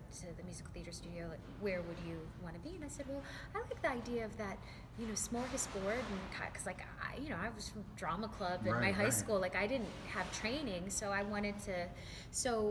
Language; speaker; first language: English; native; English